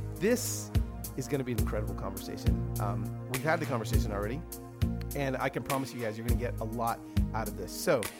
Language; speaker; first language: English; early bilingual, other home language; Spanish